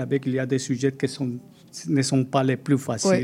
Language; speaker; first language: French; non-native, fluent; Spanish